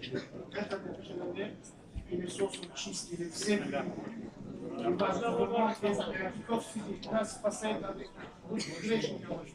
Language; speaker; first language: Russian; non-native, learner; Tajik